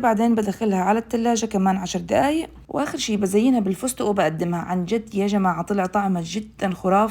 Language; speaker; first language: Arabic; native; Arabic